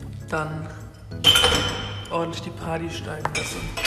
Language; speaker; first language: German; native; German